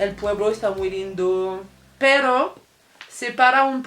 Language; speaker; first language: Spanish; non-native, fluent; French